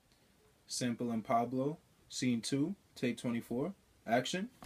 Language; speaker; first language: English; native; English